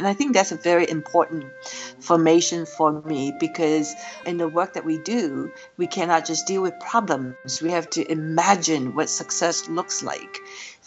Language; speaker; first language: English; non-native, local second language; Cantonese